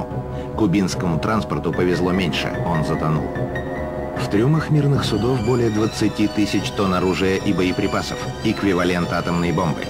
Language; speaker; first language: Russian; native; Russian